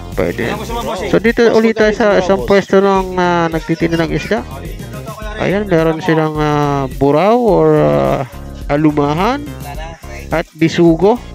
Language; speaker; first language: Filipino; non-native, local second language; Cebuano